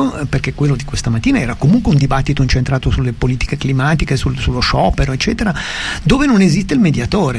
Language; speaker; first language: Italian; native; Italian